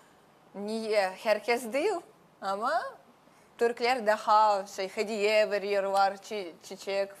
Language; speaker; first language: Turkish; non-native, learner; Russian